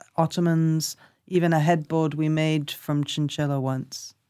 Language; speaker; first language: English; native; English